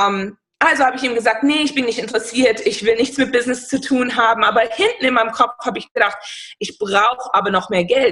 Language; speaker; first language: German; non-native, fluent; English